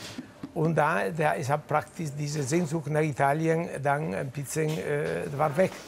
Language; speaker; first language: German; non-native, learner; Italian